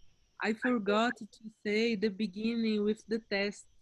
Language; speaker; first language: English; non-native, learner; Portuguese